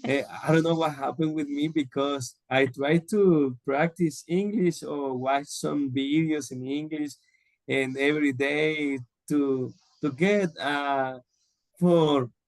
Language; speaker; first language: English; non-native, learner; Spanish